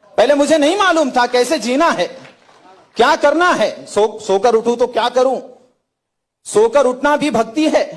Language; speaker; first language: Hindi; native; Hindi